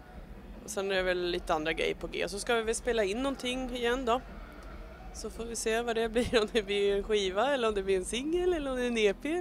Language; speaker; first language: Swedish; native; Swedish